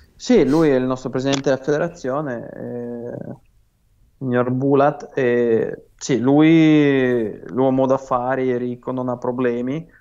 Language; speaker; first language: Italian; non-native, fluent; Russian